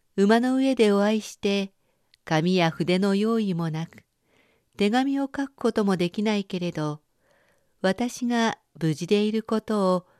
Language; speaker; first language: Japanese; native; Japanese